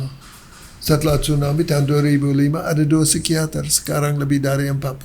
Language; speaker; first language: Indonesian; non-native, learner; English